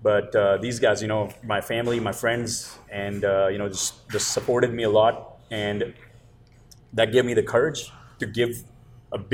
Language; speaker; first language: English; non-native, local second language; Gujarati